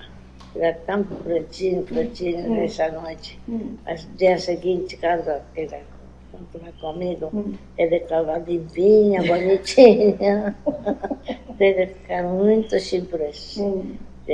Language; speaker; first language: Portuguese; non-native, learner; Japanese